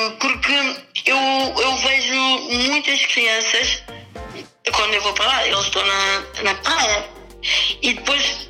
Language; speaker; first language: Portuguese; early bilingual, other home language; Kabuverdianu